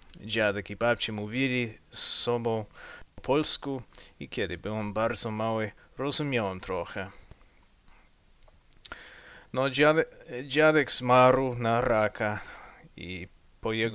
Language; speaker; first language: Polish; non-native, learner; English